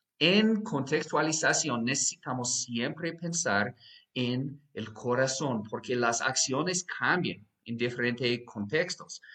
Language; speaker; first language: Spanish; non-native, fluent; English